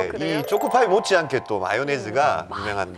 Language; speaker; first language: Korean; native; Korean